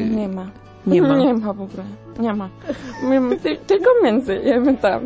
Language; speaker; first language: Polish; early bilingual, heritage; Spanish